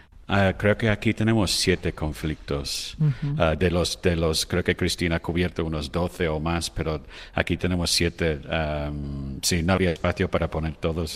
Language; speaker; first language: Spanish; non-native, fluent; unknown